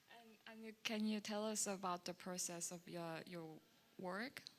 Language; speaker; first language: English; non-native, fluent; Korean